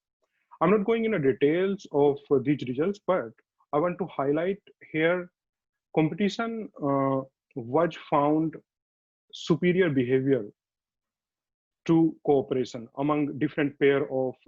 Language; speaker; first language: English; non-native, fluent; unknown